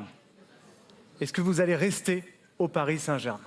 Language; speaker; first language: French; native; French